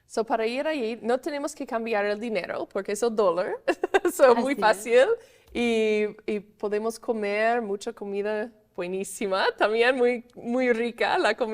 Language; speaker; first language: Spanish; non-native, fluent; English